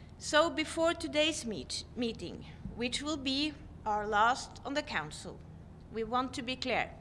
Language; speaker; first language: English; non-native, fluent; Norwegian